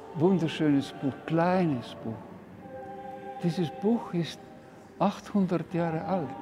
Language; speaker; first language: German; non-native, fluent; Estonian